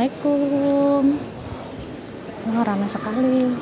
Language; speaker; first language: Indonesian; native; Indonesian